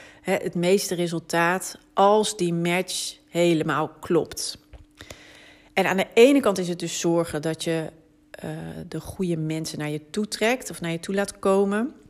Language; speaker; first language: Dutch; native; Dutch